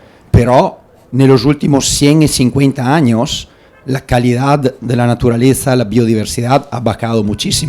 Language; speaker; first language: Spanish; non-native, learner; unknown